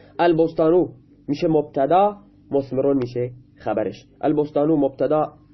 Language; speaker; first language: Persian; non-native, local second language; Baluchi